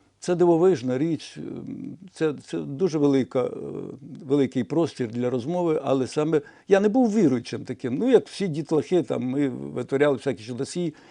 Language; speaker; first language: Ukrainian; non-native, local second language; Russian